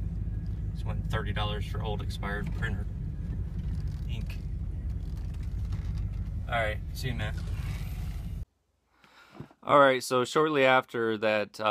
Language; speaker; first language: English; native; English